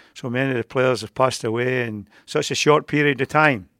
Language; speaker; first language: English; native; English